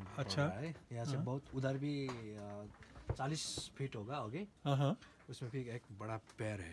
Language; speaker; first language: Hindi; non-native, local second language; Nepali